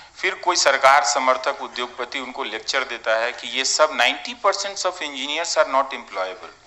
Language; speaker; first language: Hindi; non-native, local second language; Bhojpuri